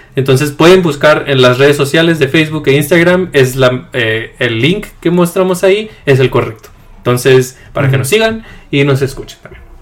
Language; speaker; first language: Spanish; early bilingual, heritage; Spanish